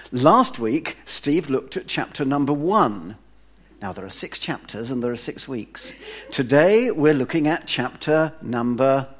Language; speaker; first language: English; native; English